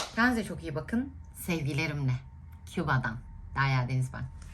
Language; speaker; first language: Turkish; native; Turkish